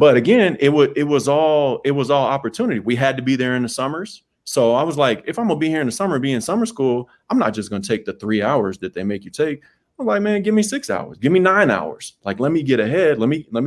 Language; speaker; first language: English; native; English